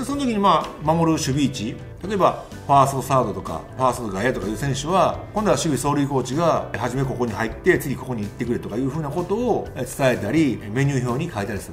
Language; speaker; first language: Japanese; native; Japanese